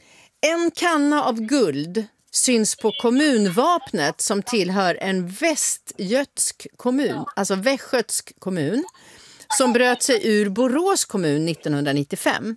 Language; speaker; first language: Swedish; native; Swedish